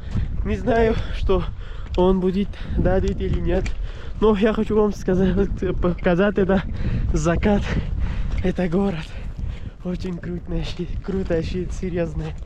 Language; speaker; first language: Russian; non-native, learner; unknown